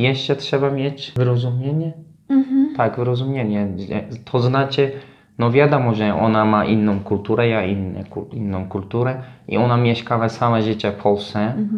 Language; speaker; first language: Polish; non-native, learner; Turkish